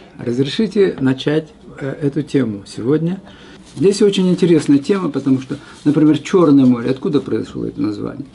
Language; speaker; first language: Russian; non-native, local second language; Kazakh